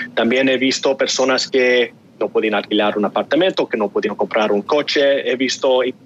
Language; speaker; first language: Spanish; early bilingual, heritage; Spanish